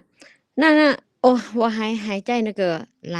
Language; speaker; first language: Chinese; non-native, fluent; Lao